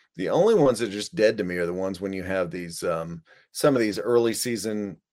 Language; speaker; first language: English; native; English